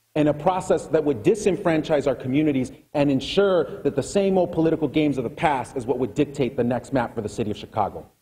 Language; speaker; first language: English; early bilingual, other home language; Spanish